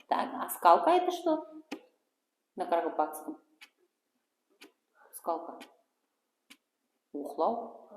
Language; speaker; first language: Russian; non-native, local second language; Kara-Kalpak